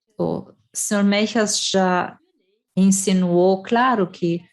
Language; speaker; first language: Portuguese; non-native, fluent; German